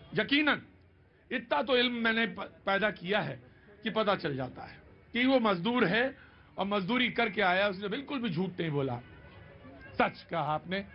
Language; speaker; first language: Hindi; native; Hindi